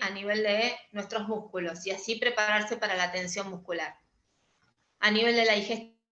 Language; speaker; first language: Spanish; native; Spanish